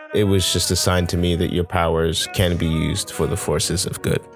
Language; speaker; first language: English; non-native, local second language; Yoruba